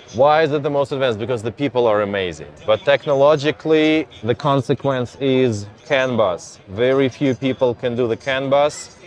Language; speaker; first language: English; non-native, fluent; Russian